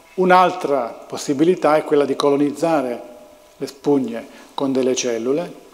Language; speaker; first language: Italian; native; Italian